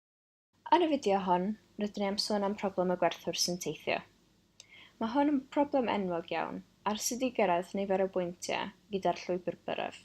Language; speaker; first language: Welsh; non-native, local second language; English